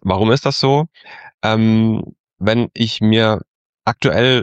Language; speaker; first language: German; native; German